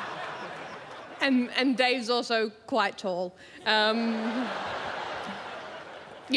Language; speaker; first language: English; native; English